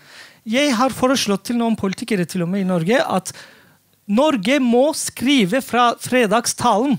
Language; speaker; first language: Norwegian; non-native, fluent; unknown